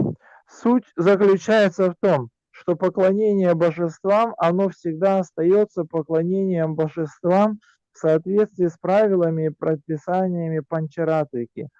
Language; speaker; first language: Russian; native; Russian